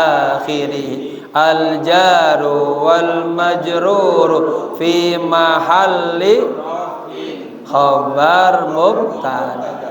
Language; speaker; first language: Arabic; non-native, fluent; Indonesian